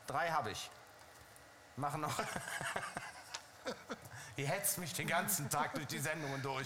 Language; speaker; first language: German; native; German